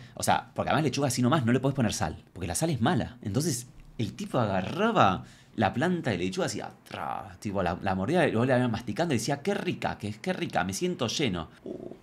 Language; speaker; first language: Spanish; native; Spanish